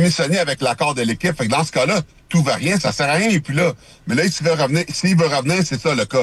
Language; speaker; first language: French; native; French